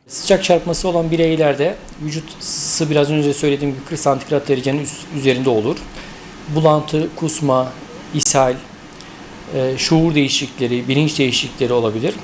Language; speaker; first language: Turkish; native; Turkish